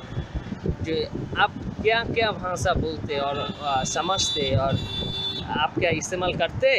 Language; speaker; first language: Hindi; non-native, learner; Bangla